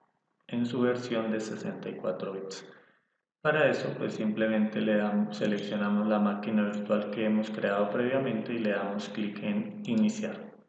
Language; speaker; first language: Spanish; native; Spanish